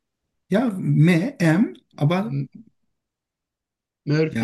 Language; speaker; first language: German; non-native, learner; Turkish